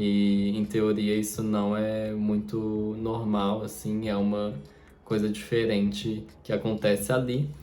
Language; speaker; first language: Portuguese; native; Portuguese